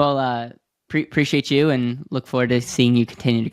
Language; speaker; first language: English; native; English